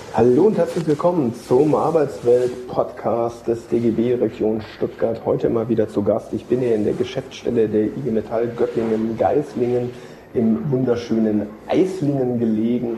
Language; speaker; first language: German; native; German